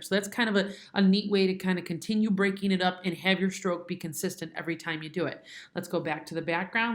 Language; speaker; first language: English; native; English